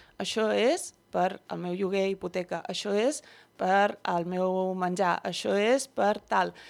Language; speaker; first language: Catalan; early bilingual, other home language; Dutch